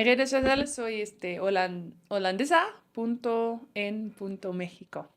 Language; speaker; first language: Spanish; non-native, fluent; Dutch